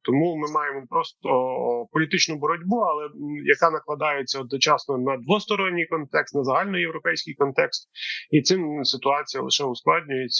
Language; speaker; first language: Ukrainian; native; Ukrainian